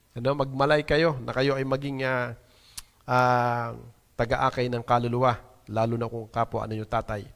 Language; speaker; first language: Filipino; native; Filipino